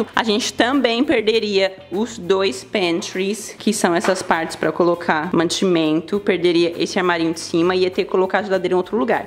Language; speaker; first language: Portuguese; native; Portuguese